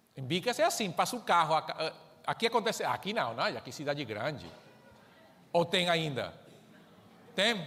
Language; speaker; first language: Portuguese; non-native, fluent; Spanish